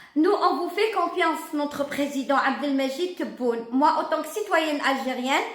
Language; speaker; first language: French; non-native, local second language; Arabic